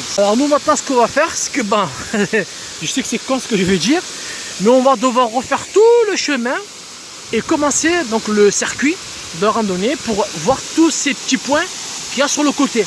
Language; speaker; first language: French; native; French